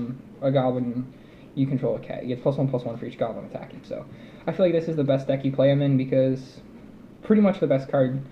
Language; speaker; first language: English; native; English